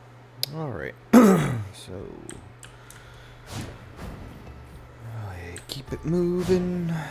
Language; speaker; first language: English; native; English